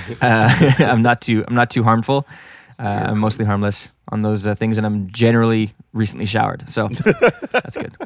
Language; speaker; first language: English; non-native, local second language; French